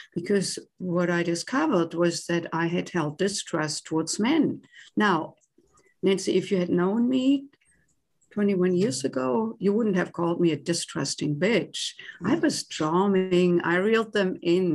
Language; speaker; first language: English; non-native, fluent; German